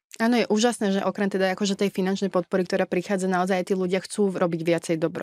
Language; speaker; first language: Slovak; native; Slovak